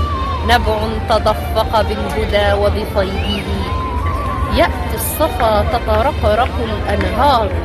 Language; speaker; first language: Arabic; native; Arabic